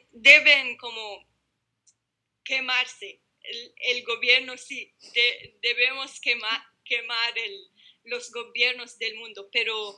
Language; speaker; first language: Spanish; non-native, learner; Arabic